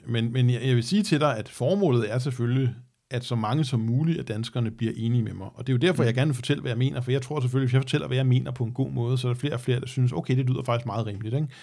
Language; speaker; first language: Danish; native; Danish